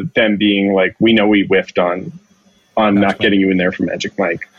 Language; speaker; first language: English; native; English